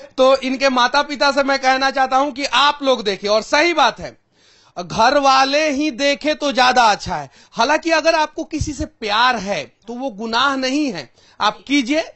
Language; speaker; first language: Hindi; native; Hindi